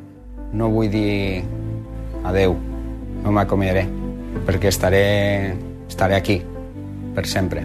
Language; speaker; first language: Catalan; non-native, local second language; Spanish